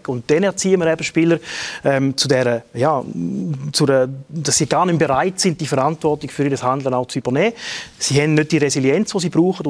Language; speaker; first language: German; native; German